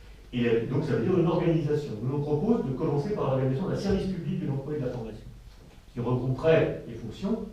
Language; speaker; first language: French; native; French